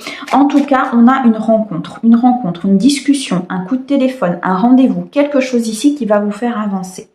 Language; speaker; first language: French; native; French